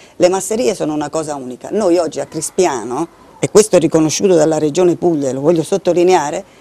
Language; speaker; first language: Italian; native; Italian